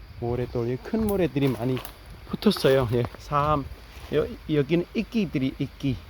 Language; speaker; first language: Korean; non-native, fluent; Khmer